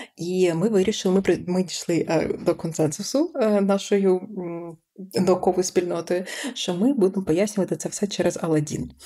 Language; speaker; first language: Ukrainian; early bilingual, other home language; Persian